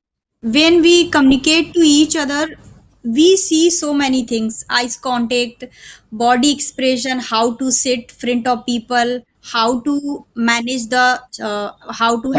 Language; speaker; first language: English; non-native, learner; Hindi